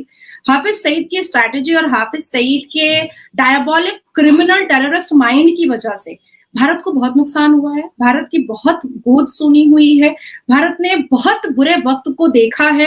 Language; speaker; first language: Hindi; native; Hindi